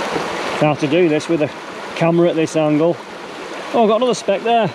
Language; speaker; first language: English; native; English